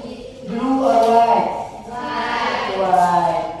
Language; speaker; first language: English; non-native, learner; Indonesian